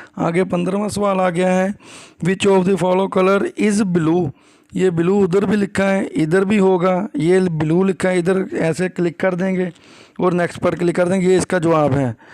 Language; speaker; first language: Urdu; native; Urdu